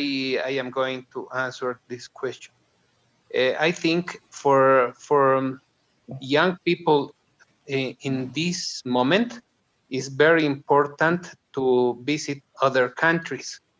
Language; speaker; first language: English; non-native, learner; Spanish